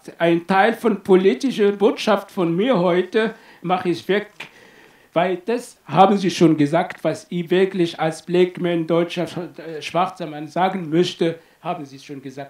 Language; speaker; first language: German; non-native, fluent; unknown